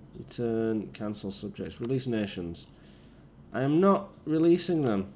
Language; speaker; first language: English; native; English